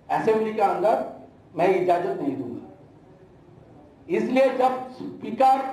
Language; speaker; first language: Hindi; non-native, local second language; Bangla